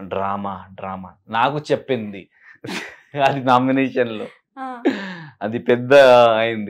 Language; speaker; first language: Telugu; non-native, local second language; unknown